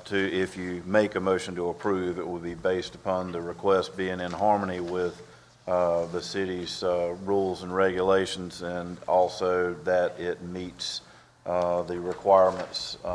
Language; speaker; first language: English; native; English